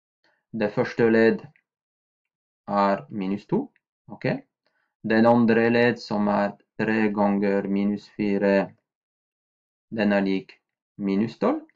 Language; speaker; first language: Norwegian; non-native, fluent; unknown